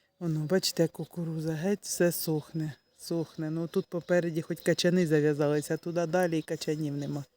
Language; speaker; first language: Ukrainian; native; Ukrainian